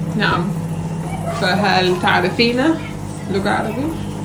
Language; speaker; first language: Arabic; non-native, learner; English